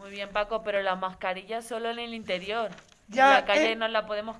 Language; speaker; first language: Spanish; native; Spanish